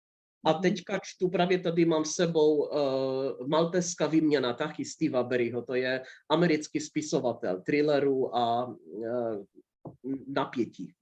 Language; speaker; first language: Czech; non-native, fluent; Polish